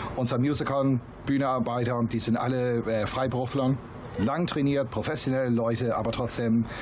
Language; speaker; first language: German; non-native, fluent; English